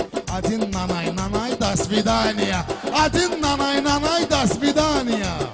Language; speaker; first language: Russian; non-native, local second language; Talysh